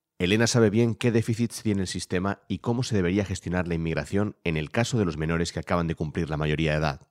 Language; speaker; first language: Spanish; native; Spanish